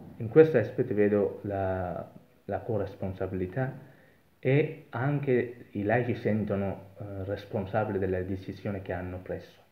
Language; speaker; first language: Italian; non-native, fluent; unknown